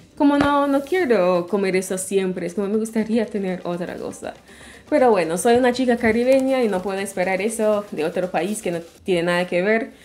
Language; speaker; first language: Spanish; non-native, fluent; English